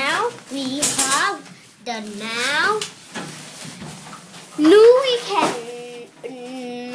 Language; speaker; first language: English; non-native, learner; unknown